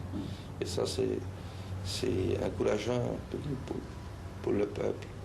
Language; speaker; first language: French; non-native, fluent; Spanish